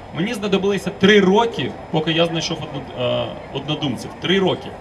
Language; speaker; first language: Ukrainian; non-native, local second language; Russian